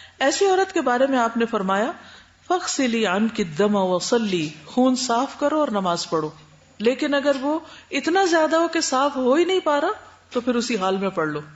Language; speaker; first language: Urdu; native; Urdu